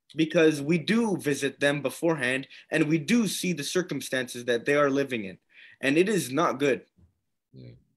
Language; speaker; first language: English; native; English